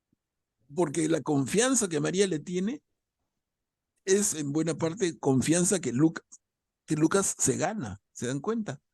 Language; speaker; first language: Spanish; native; Spanish